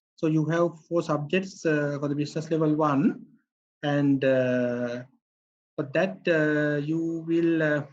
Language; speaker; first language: English; non-native, local second language; Sinhala